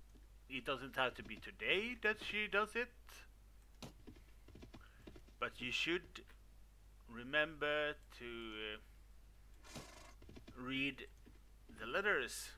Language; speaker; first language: English; non-native, fluent; Swedish